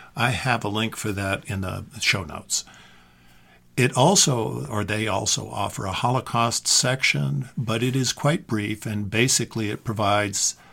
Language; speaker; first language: English; native; English